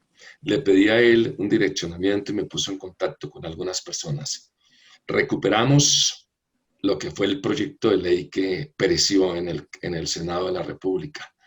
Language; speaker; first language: Spanish; native; Spanish